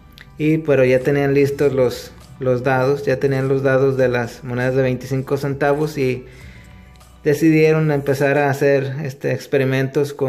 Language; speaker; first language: Spanish; native; Spanish